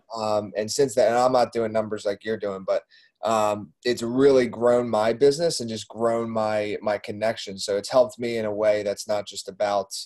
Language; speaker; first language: English; native; English